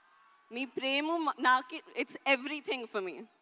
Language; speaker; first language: Telugu; non-native, learner; Hindi